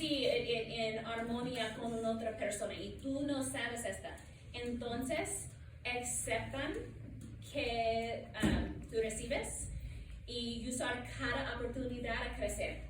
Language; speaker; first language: Spanish; non-native, learner; English